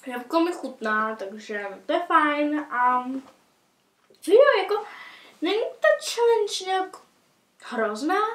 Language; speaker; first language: Czech; early bilingual, heritage; Czech